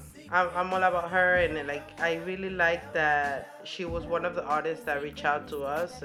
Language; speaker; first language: English; non-native, fluent; Spanish